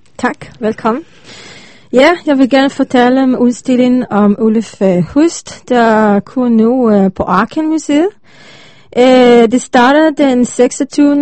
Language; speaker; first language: Danish; non-native, learner; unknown